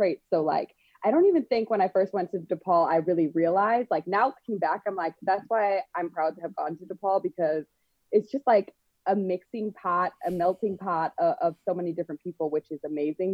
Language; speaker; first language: English; native; English